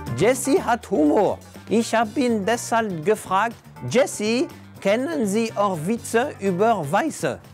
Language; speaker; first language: German; non-native, fluent; French